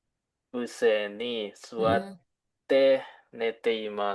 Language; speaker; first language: Japanese; non-native, learner; Indonesian